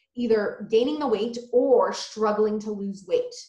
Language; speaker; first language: English; early bilingual, other home language; Polish